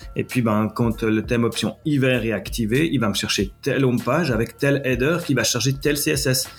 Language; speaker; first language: French; native; French